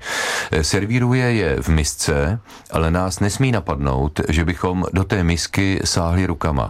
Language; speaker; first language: Czech; native; Czech